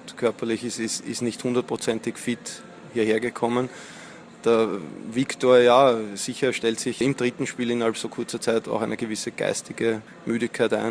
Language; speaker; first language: German; native; German